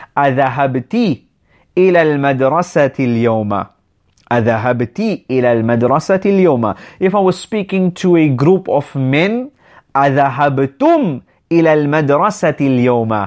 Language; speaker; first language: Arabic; non-native, fluent; English